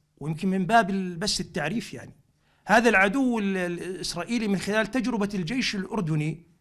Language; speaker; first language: Arabic; native; Arabic